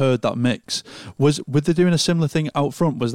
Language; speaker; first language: English; native; English